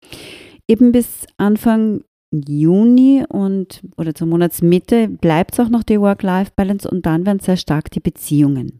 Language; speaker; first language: German; native; German